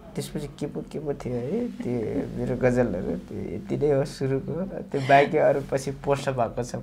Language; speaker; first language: Nepali; non-native, local second language; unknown